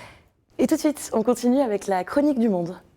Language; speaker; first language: French; native; French